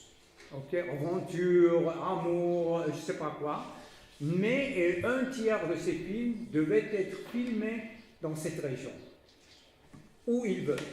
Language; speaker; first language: French; non-native, fluent; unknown